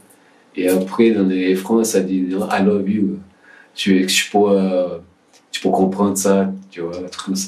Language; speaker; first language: French; non-native, learner; Portuguese